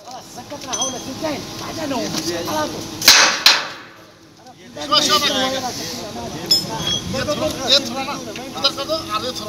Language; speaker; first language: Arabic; non-native, learner; Hindi